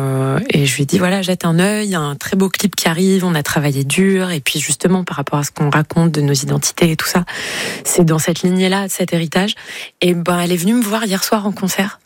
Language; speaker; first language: French; native; French